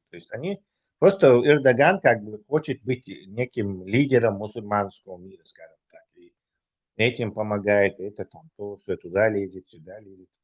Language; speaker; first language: Russian; non-native, local second language; Chechen